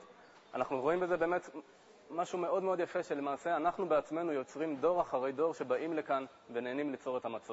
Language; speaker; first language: Hebrew; native; Hebrew